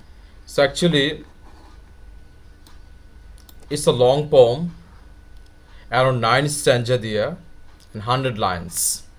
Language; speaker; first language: English; non-native, fluent; Bangla